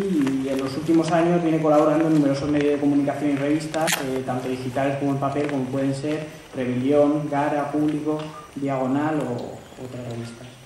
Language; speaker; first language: Spanish; native; Spanish